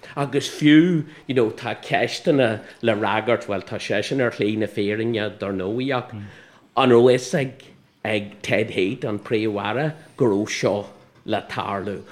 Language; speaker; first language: Irish; non-native, local second language; English